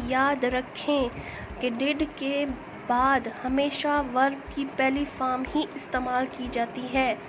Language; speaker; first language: Urdu; non-native, local second language; Baluchi